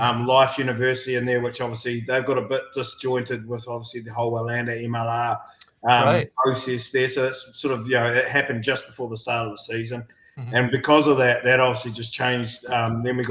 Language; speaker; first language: English; native; English